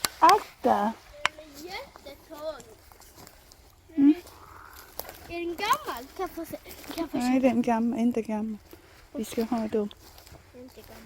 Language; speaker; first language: Swedish; non-native, learner; Thai